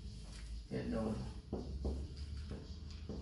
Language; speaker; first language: Hungarian; non-native, learner; Hebrew